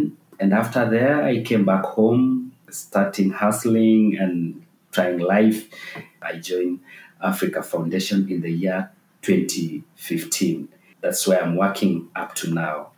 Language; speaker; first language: English; non-native, local second language; Masai